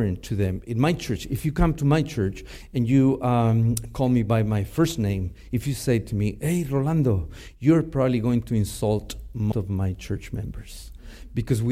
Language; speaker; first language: English; non-native, fluent; Spanish